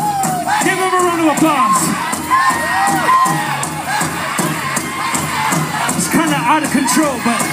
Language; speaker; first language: English; native; English